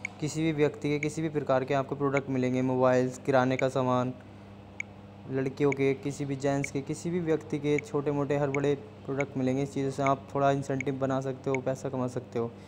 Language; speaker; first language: Hindi; native; Hindi